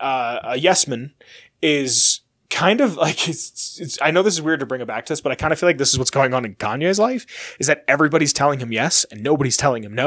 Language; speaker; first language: English; native; English